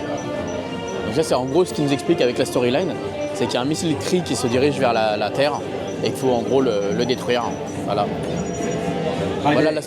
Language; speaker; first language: French; native; French